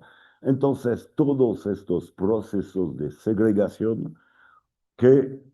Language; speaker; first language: Spanish; non-native, fluent; French